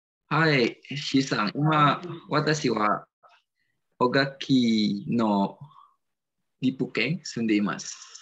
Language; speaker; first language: Japanese; non-native, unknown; Balinese